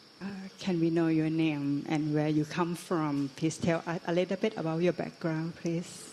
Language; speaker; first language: English; non-native, fluent; Thai